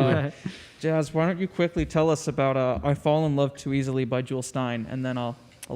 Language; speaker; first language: English; native; English